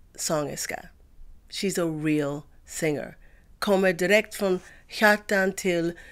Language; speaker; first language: Swedish; non-native, learner; English